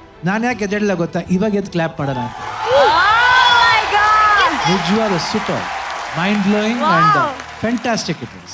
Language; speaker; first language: Kannada; native; Kannada